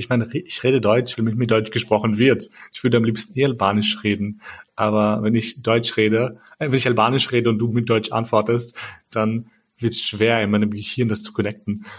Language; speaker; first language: German; early bilingual, other home language; Albanian